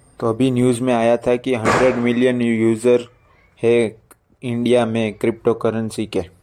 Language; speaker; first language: Hindi; non-native, local second language; Gujarati